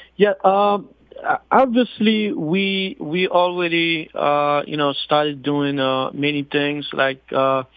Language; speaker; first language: English; non-native, fluent; Haitian Creole